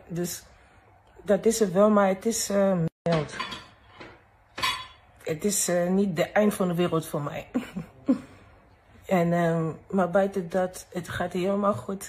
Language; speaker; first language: Dutch; early bilingual, other home language; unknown